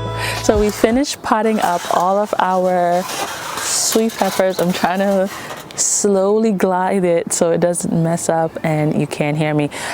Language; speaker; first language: English; native; English